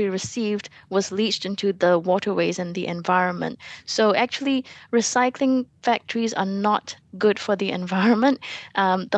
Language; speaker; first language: English; non-native, local second language; Malay